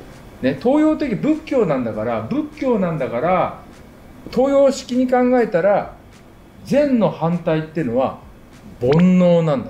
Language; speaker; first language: Japanese; native; Japanese